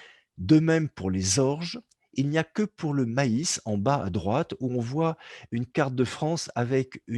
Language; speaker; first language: French; native; French